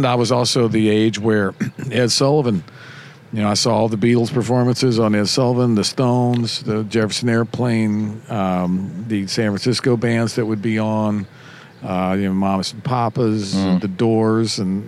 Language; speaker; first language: English; native; English